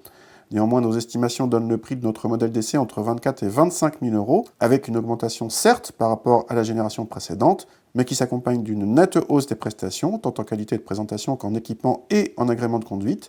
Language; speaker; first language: French; native; French